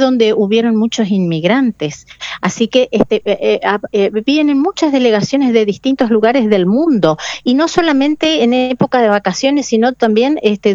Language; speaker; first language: Spanish; native; Spanish